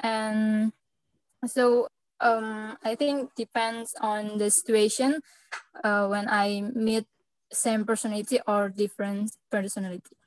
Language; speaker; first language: English; non-native, learner; Indonesian